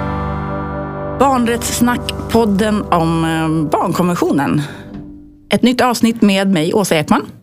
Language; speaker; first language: Swedish; native; Swedish